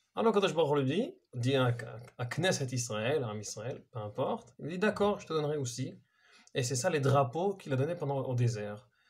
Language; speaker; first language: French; non-native, fluent; Hebrew